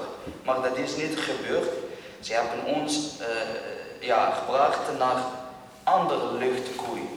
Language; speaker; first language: Dutch; non-native, learner; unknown